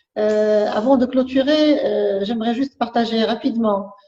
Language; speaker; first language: French; non-native, local second language; Arabic